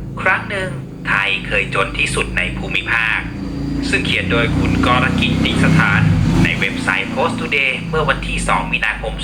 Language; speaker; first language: Thai; native; Thai